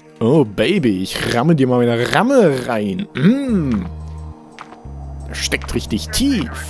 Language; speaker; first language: German; native; German